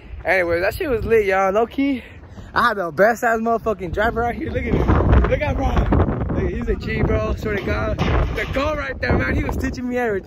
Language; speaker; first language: English; early bilingual, other home language; Spanish